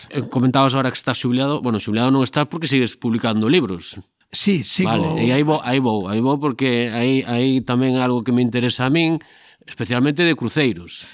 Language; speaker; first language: Galician; native; Galician